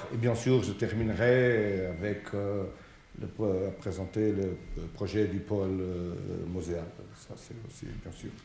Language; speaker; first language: French; non-native, fluent; Portuguese